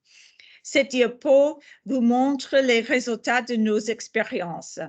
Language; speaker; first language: French; non-native, fluent; English